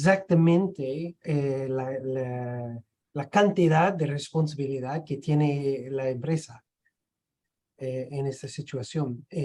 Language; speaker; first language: Spanish; non-native, fluent; English